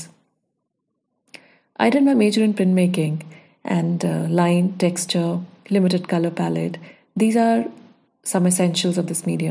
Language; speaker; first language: English; non-native, local second language; Hindi